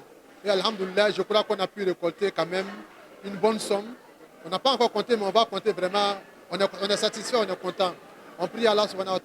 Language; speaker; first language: French; non-native, local second language; Dyula